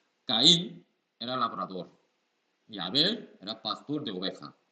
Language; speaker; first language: Spanish; non-native, learner; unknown